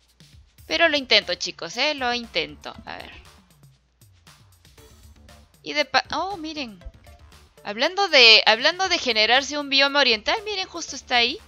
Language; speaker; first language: Spanish; native; Spanish